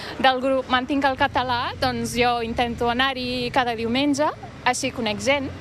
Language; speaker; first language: Catalan; non-native, fluent; Turkish